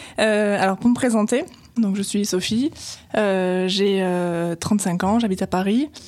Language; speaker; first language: French; native; French